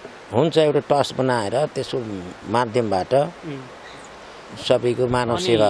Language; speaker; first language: Nepali; native; Nepali